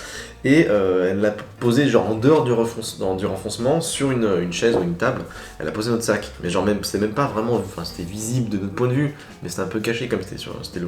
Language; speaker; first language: French; native; French